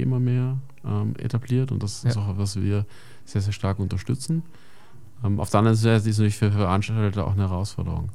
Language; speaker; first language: German; native; German